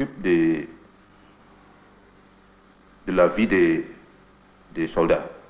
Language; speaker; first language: French; non-native, fluent; Indonesian